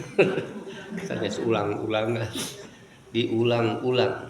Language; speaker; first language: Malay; non-native, local second language; Sundanese